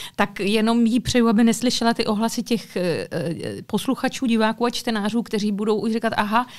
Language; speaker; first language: Czech; native; Czech